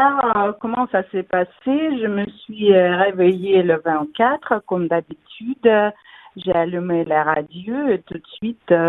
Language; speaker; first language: French; non-native, fluent; Russian